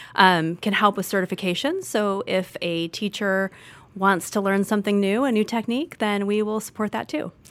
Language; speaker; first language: English; native; English